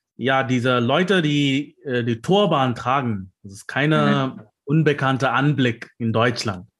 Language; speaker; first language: German; non-native, learner; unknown